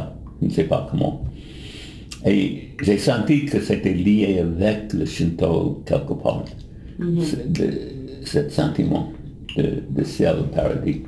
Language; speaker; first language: French; non-native, fluent; English